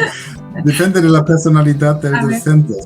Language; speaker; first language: Spanish; non-native, learner; German